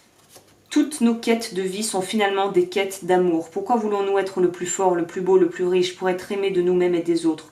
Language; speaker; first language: French; native; French